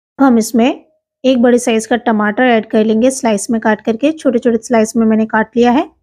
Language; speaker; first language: Hindi; native; Hindi